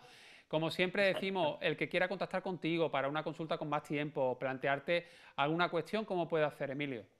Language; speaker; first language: Spanish; native; Spanish